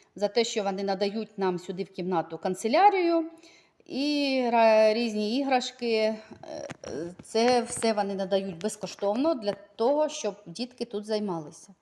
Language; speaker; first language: Ukrainian; native; Ukrainian